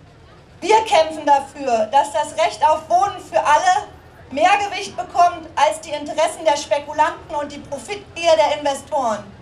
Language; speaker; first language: German; native; German